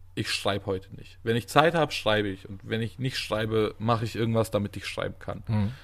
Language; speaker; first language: German; native; German